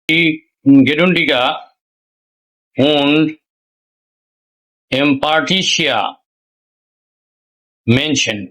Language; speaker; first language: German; non-native, learner; Bangla